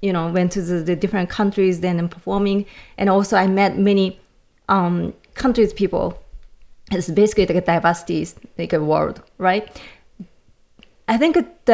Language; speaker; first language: English; non-native, learner; Japanese